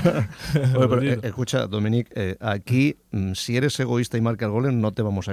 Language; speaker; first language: Spanish; native; Spanish